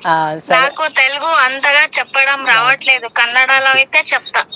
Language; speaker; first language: Telugu; non-native, learner; Kannada